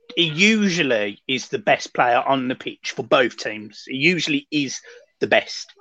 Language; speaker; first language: English; native; English